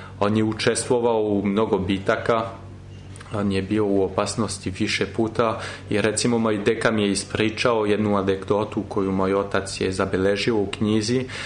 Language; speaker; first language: Serbian; non-native, fluent; French